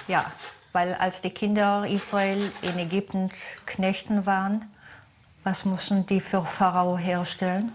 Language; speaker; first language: German; non-native, fluent; Hebrew